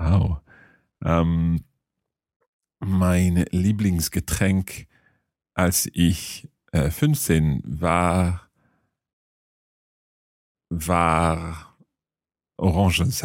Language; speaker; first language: German; non-native, learner; English